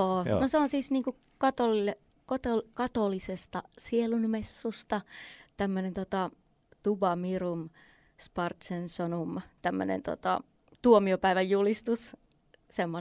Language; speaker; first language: Finnish; native; Finnish